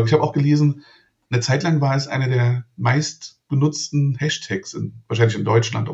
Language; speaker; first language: German; native; German